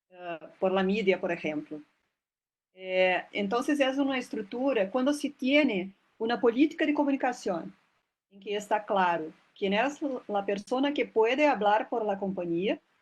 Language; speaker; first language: Spanish; non-native, fluent; Portuguese